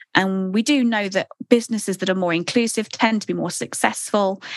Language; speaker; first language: English; native; English